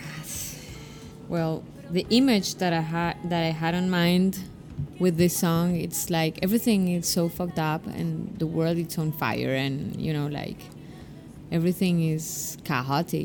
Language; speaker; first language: English; non-native, fluent; Spanish